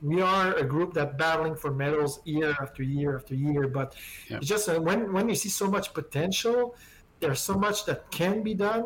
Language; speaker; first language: English; non-native, fluent; French